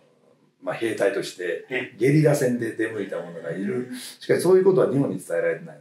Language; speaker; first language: Japanese; native; Japanese